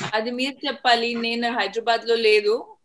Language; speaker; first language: Telugu; non-native, fluent; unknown